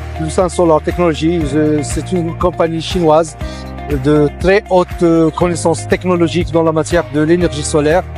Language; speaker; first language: French; non-native, local second language; Arabic